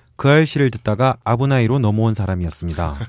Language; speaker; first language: Korean; native; Korean